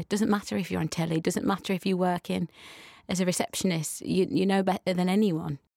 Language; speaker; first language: English; native; English